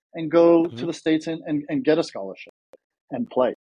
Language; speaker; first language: English; early bilingual, other home language; Russian